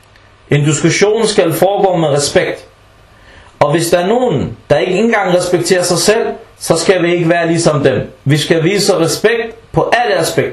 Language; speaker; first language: Danish; early bilingual, other home language; Arabic